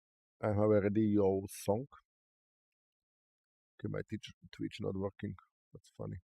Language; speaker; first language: English; non-native, learner; Slovak